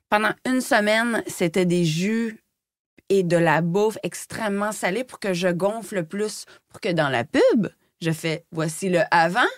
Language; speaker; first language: French; native; French